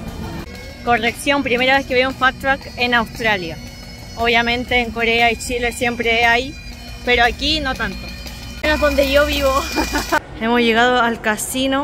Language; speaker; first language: Spanish; native; Spanish